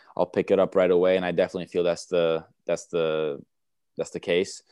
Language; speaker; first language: English; early bilingual, other home language; Romanian